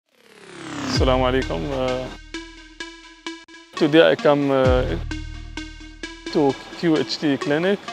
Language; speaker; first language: English; non-native, learner; Arabic